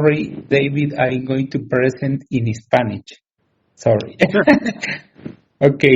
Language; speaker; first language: English; non-native, learner; Spanish